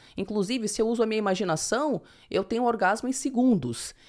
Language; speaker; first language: Portuguese; early bilingual, heritage; English